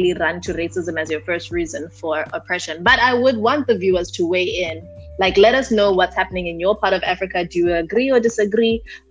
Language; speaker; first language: English; non-native, local second language; Tswana